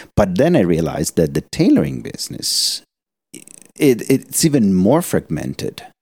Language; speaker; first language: English; non-native, fluent; Italian